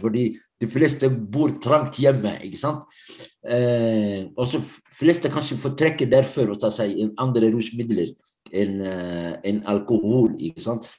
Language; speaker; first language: Norwegian; non-native, fluent; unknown